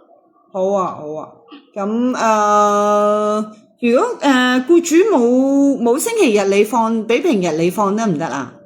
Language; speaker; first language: Cantonese; native; Cantonese